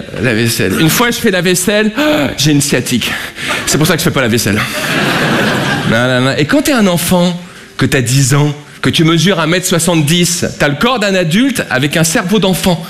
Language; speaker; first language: French; native; French